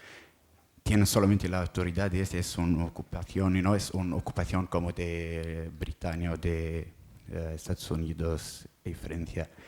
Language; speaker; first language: Spanish; non-native, learner; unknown